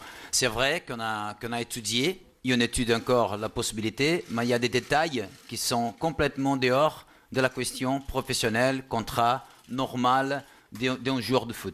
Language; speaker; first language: French; non-native, fluent; Portuguese